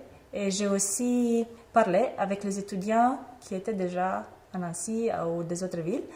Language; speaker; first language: French; non-native, fluent; Romanian